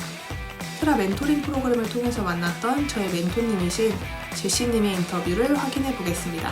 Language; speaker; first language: Korean; native; Korean